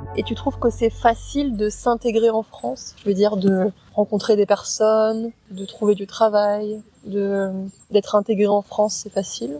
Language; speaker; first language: French; native; French